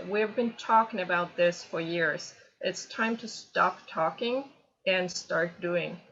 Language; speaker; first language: English; non-native, fluent; Norwegian